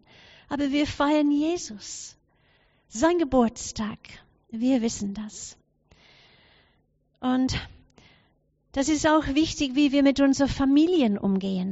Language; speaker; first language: German; non-native, fluent; English